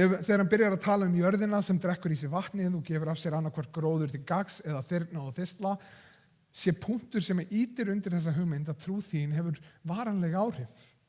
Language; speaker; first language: Icelandic; non-native, fluent; English